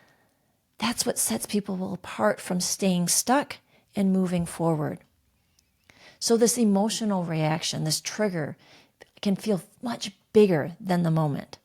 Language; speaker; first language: English; native; English